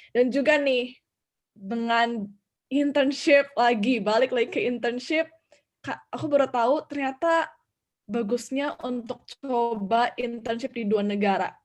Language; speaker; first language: Indonesian; native; Indonesian